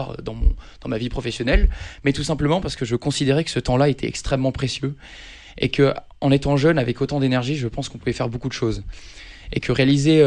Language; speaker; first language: French; native; French